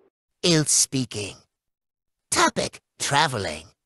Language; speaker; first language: English; non-native, learner; Vietnamese